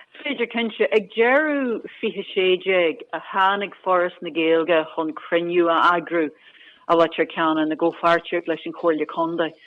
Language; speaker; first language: Irish; non-native, local second language; English